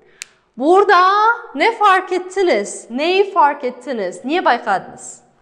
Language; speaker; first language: Turkish; non-native, fluent; Kazakh